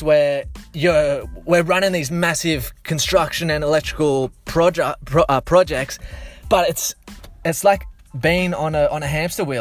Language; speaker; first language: English; native; English